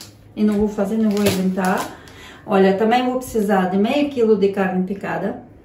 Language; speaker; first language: Portuguese; non-native, fluent; Ukrainian